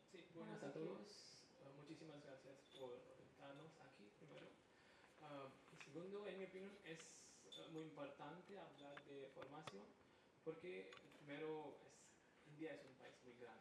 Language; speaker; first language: Spanish; non-native, fluent; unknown